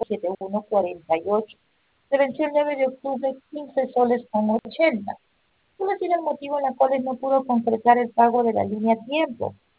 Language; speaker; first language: Spanish; native; Spanish